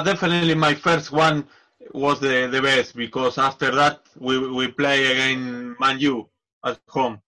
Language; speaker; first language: English; non-native, learner; Spanish